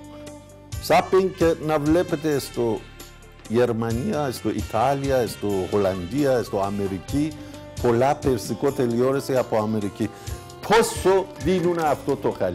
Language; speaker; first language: Greek; non-native, fluent; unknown